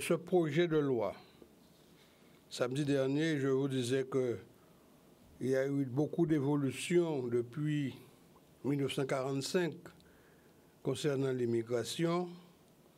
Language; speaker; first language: French; native; French